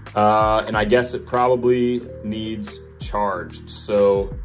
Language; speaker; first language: English; native; English